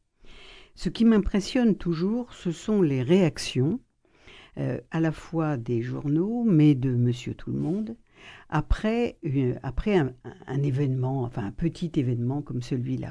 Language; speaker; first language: French; native; French